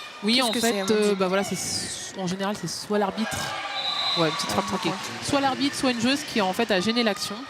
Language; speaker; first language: French; native; French